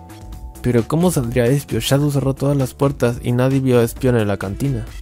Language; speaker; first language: Spanish; native; Spanish